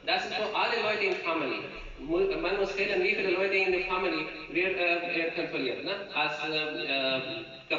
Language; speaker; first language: German; non-native, learner; Urdu